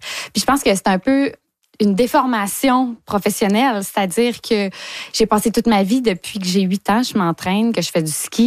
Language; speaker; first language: French; native; French